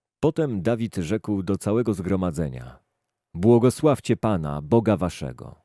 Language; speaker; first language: Polish; native; Polish